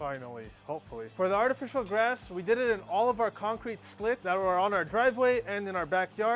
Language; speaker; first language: English; native; English